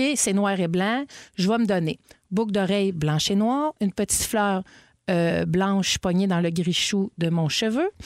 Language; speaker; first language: French; native; French